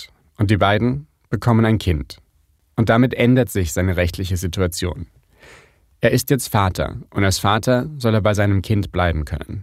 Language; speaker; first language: German; native; German